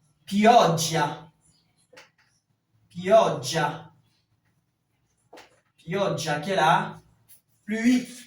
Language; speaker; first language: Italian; non-native, fluent; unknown